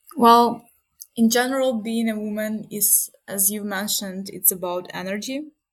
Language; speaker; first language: English; non-native, fluent; Ukrainian